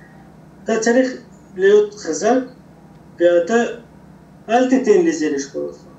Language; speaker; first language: Hebrew; non-native, local second language; Arabic